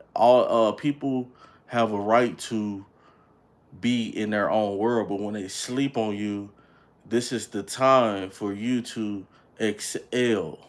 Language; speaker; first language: English; native; English